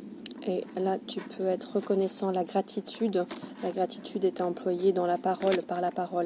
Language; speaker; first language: French; native; French